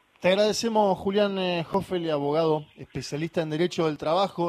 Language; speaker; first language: Spanish; native; Spanish